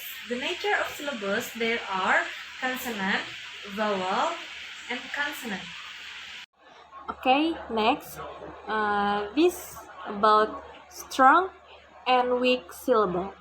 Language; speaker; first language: English; non-native, learner; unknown